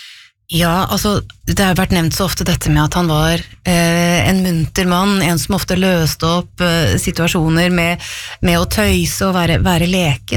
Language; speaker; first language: Norwegian; native; Norwegian